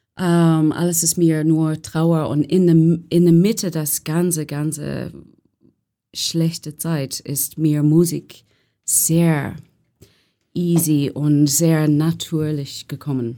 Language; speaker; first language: German; non-native, fluent; English